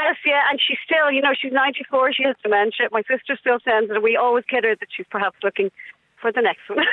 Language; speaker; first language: English; native; English